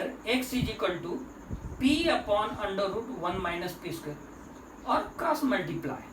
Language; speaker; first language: English; non-native, local second language; Marathi